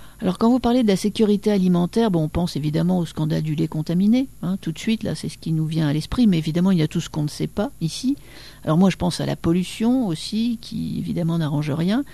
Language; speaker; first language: French; native; French